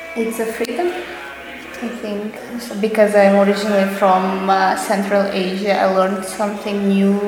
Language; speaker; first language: English; non-native, fluent; Russian